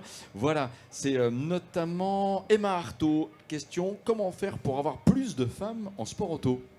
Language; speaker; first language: French; native; French